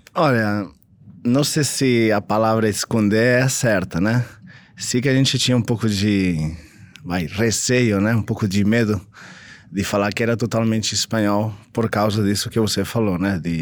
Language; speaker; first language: Portuguese; non-native, fluent; Catalan